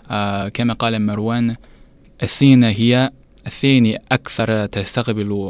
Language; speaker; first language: Arabic; non-native, learner; Chinese